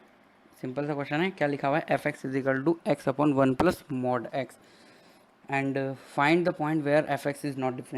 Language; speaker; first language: Hindi; native; Hindi